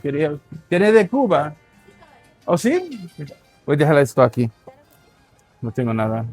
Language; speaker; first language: Spanish; non-native, learner; English